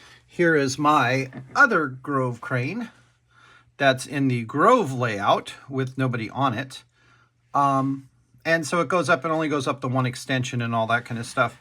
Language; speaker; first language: English; native; English